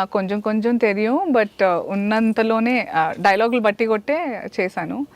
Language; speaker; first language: Telugu; native; Telugu